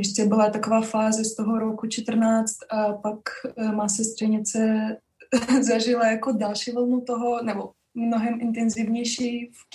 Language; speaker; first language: Czech; non-native, fluent; Russian